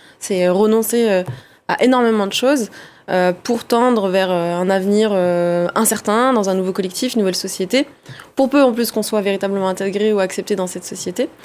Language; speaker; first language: French; early bilingual, other home language; Arabic